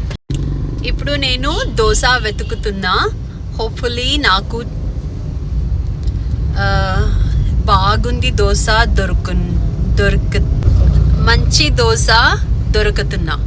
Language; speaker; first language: Telugu; non-native, learner; Kannada